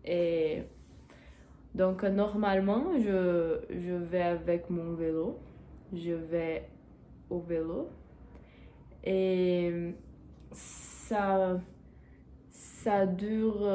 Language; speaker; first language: French; non-native, learner; Portuguese